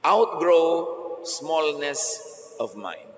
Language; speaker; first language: English; non-native, local second language; Filipino